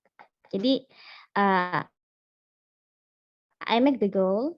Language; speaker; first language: English; non-native, learner; Indonesian